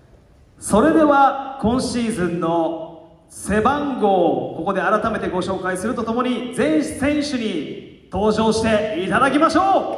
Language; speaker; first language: Japanese; native; Japanese